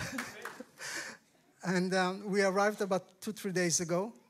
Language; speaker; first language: English; non-native, fluent; Hebrew